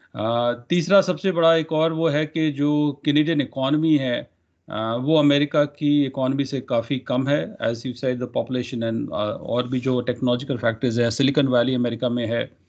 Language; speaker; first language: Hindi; native; Hindi